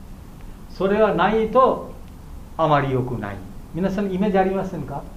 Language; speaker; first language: Japanese; non-native, learner; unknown